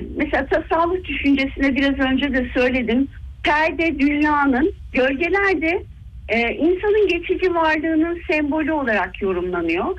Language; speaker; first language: Turkish; native; Turkish